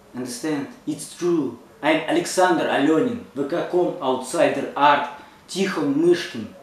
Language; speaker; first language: English; non-native, learner; Russian